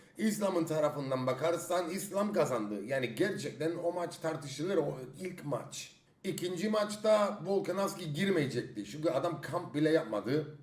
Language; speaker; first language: Turkish; early bilingual, heritage; Turkish